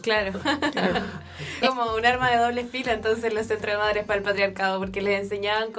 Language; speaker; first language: Spanish; native; Spanish